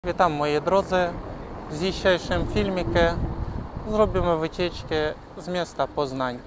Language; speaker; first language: Polish; non-native, learner; Ukrainian